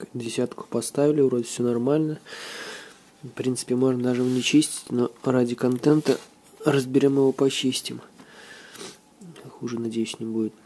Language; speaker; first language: Russian; native; Russian